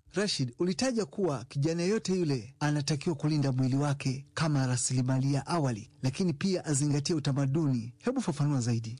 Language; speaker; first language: Swahili; non-native, local second language; Ganda